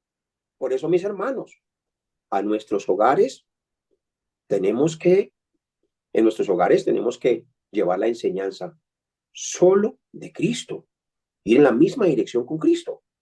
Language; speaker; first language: Spanish; native; Spanish